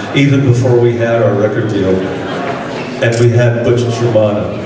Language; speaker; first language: English; native; English